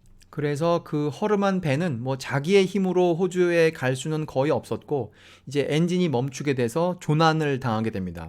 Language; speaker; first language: Korean; native; Korean